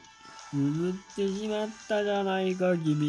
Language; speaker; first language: Japanese; native; Japanese